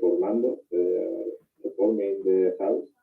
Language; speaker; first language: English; non-native, learner; Spanish